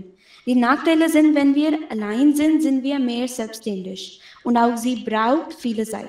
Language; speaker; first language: German; non-native, fluent; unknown